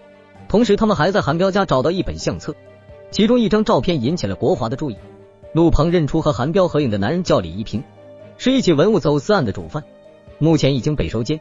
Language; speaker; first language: Chinese; native; Chinese